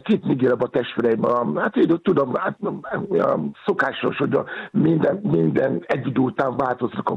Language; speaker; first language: Hungarian; non-native, learner; Yoruba